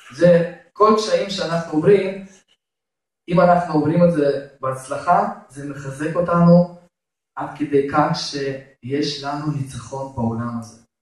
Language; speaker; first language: Hebrew; non-native, fluent; Russian